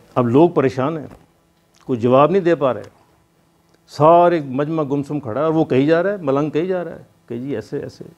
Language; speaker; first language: Urdu; non-native, local second language; Punjabi